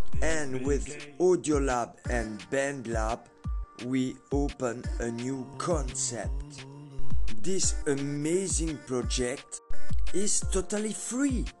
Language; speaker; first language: English; non-native, learner; French